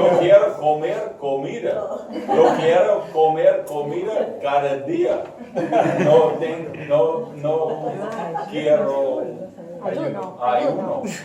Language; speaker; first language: Spanish; non-native, learner; English